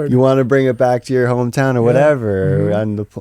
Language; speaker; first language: English; native; English